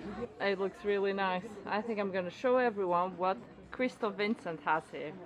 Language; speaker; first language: English; non-native, fluent; French